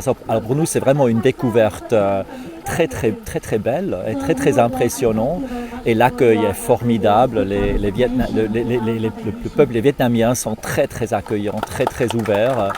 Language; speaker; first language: French; non-native, fluent; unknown